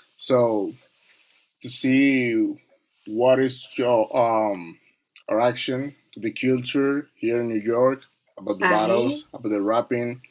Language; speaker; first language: English; non-native, learner; Spanish